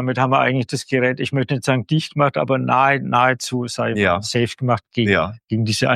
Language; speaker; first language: German; native; German